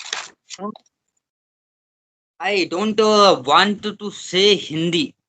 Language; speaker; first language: English; non-native, learner; Hindi